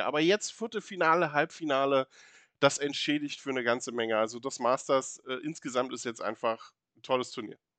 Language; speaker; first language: German; native; German